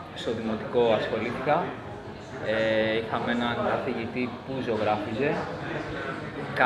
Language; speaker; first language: Greek; early bilingual, other home language; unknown